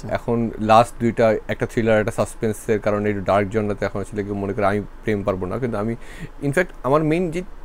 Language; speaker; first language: Bangla; early bilingual, heritage; Bangla